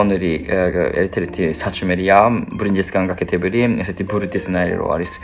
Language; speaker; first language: Georgian; non-native, fluent; Japanese